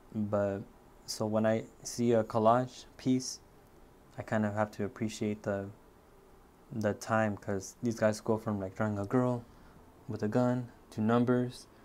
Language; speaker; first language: English; native; English